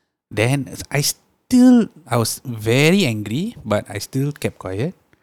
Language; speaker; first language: English; non-native, local second language; Tamil